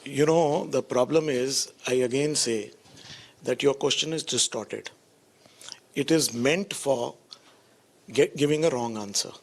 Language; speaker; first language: English; non-native, local second language; Punjabi